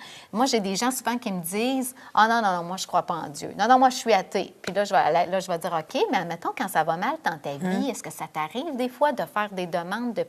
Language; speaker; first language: French; native; French